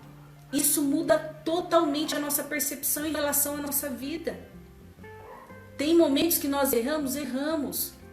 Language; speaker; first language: Portuguese; native; Portuguese